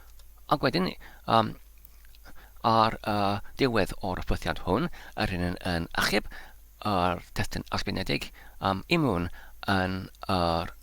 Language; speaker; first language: Welsh; non-native, learner; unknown